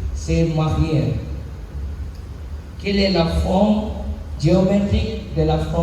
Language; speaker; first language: French; non-native, learner; Sinhala